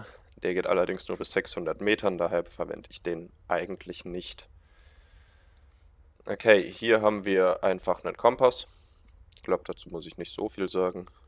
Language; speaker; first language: German; native; German